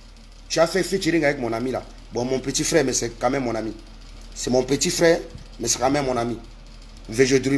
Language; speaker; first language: French; non-native, local second language; Lingala